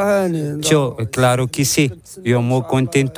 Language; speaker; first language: Spanish; non-native, learner; Arabic